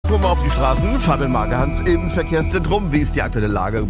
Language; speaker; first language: German; native; German